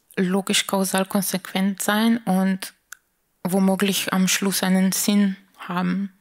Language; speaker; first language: German; non-native, fluent; Slovenian